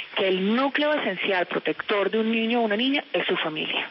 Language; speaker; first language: Spanish; native; Spanish